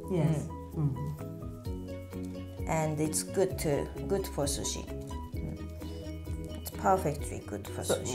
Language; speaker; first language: English; non-native, learner; Japanese